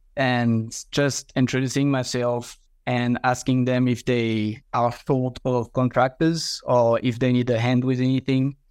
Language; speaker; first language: English; non-native, fluent; French